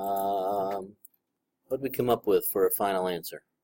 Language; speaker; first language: English; native; English